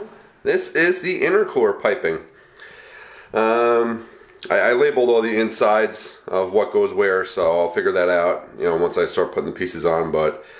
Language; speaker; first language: English; native; English